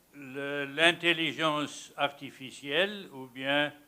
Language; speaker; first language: French; non-native, fluent; English